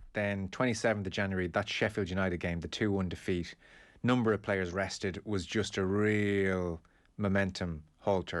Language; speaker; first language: English; native; English